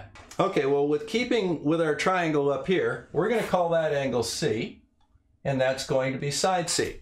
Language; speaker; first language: English; native; English